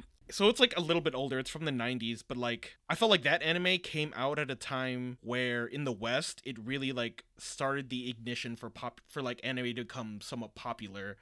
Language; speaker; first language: English; early bilingual, other home language; Japanese